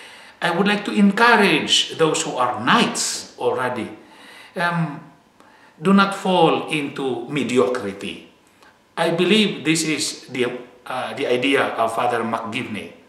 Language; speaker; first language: English; non-native, fluent; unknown